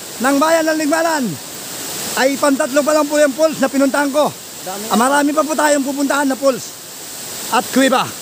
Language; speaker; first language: Filipino; non-native, local second language; Bikol